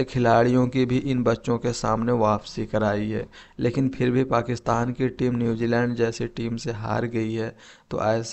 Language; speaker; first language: Hindi; native; Hindi